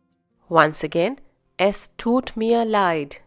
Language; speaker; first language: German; non-native, fluent; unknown